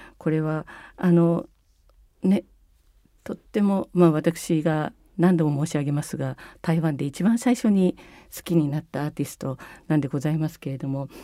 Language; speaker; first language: Japanese; native; Japanese